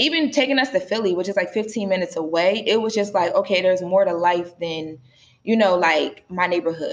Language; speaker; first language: English; native; English